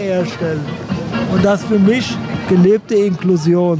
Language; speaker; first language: German; native; German